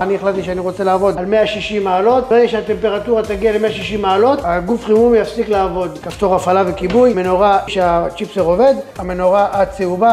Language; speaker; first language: Hebrew; native; Hebrew